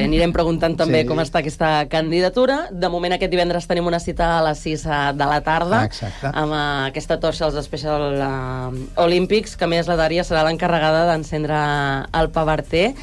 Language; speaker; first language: Catalan; native; Catalan